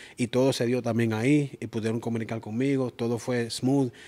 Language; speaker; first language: Spanish; early bilingual, heritage; Spanish